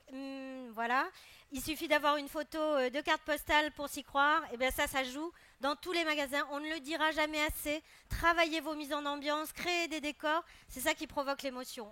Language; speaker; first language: French; native; French